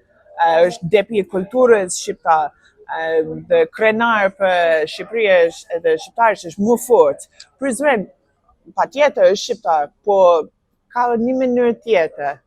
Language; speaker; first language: Albanian; non-native, learner; English